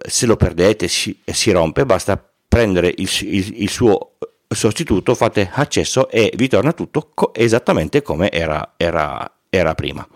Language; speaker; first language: Italian; native; Italian